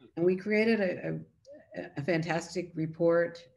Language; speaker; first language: English; native; English